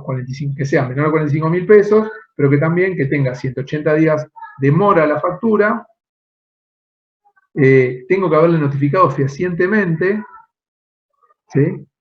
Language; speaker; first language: Spanish; native; Spanish